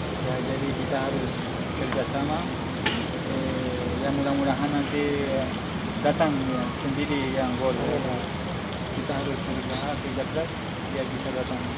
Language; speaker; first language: Indonesian; non-native, fluent; Spanish